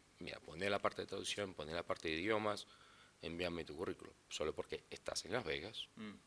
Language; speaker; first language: Spanish; non-native, fluent; Portuguese